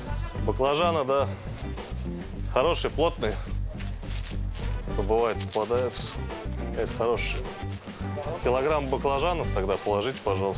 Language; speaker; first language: Russian; native; Russian